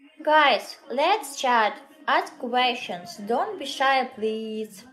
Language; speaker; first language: English; non-native, learner; Russian